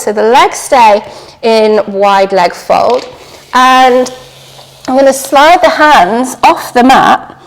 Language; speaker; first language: English; native; English